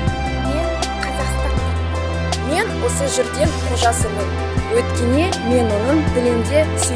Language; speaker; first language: Kazakh; non-native, local second language; Russian